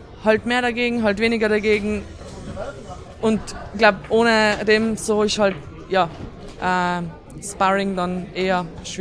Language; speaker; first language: German; native; German